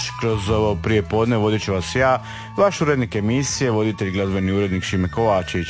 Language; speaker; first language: Serbian; native; Serbian